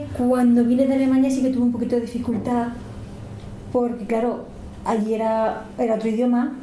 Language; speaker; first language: Spanish; early bilingual, heritage; Spanish